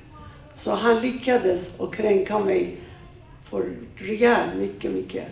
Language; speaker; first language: Swedish; non-native, fluent; Persian